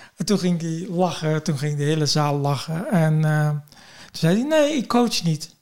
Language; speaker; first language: Dutch; non-native, fluent; Kurdish